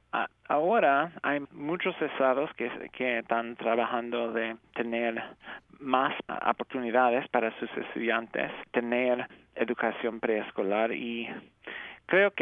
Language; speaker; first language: Spanish; non-native, fluent; English